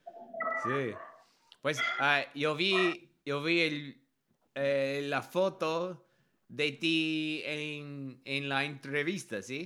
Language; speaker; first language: Spanish; non-native, learner; English